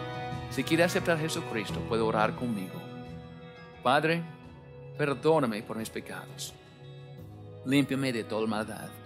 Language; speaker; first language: Spanish; non-native, learner; English